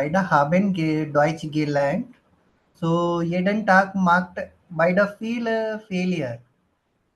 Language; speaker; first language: German; non-native, learner; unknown